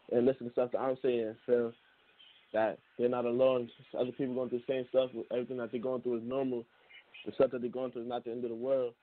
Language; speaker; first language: English; native; English